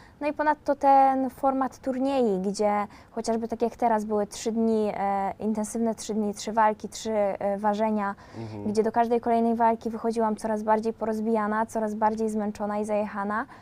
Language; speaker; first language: Polish; native; Polish